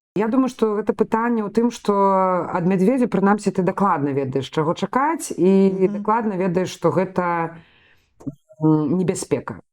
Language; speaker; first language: Belarusian; non-native, local second language; Russian